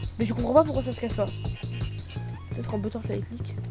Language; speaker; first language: French; native; French